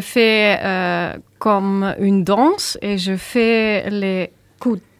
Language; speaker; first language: French; non-native, learner; German